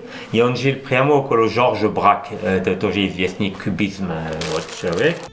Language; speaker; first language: Russian; non-native, learner; French